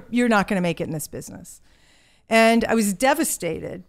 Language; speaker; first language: English; native; English